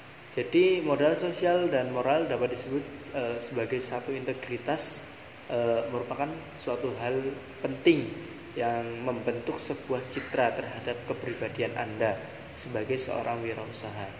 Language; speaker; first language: Indonesian; native; Indonesian